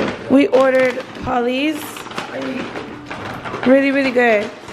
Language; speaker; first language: English; early bilingual, other home language; Spanish